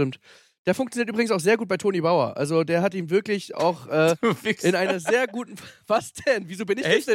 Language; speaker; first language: German; native; German